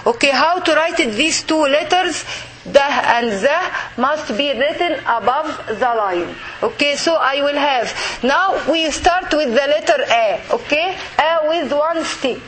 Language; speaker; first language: English; non-native, fluent; Arabic